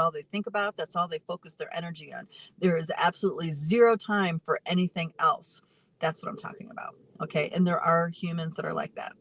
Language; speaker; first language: English; native; English